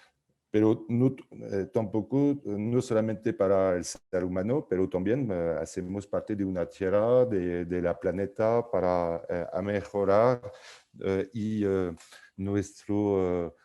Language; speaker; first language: Spanish; non-native, fluent; French